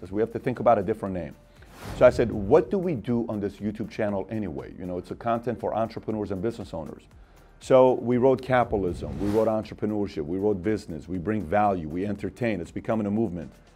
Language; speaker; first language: English; early bilingual, other home language; Armenian